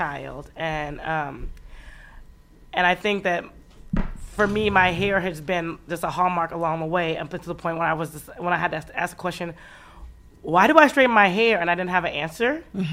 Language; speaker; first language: English; native; English